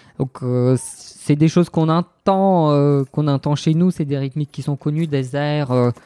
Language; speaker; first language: French; non-native, fluent; Bulgarian